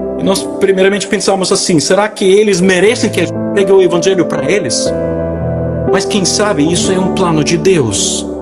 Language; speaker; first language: Portuguese; non-native, fluent; Ukrainian